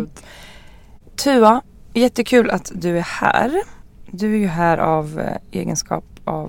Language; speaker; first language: Swedish; native; Swedish